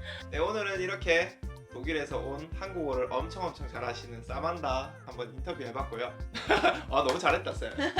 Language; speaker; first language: Korean; native; Korean